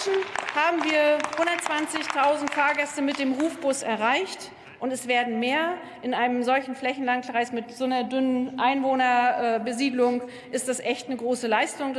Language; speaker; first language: German; native; German